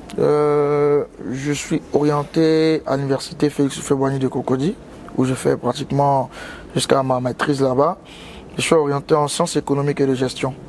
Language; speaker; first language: French; native; French